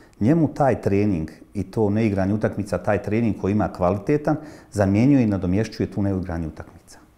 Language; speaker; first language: Croatian; native; Croatian